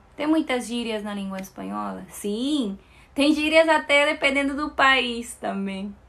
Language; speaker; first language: Portuguese; non-native, fluent; Spanish